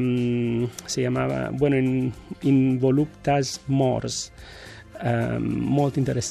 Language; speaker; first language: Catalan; non-native, learner; Italian